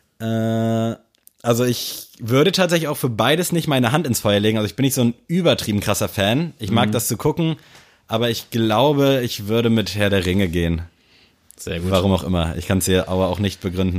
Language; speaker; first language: German; native; German